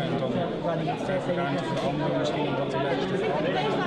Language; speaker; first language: Dutch; native; Dutch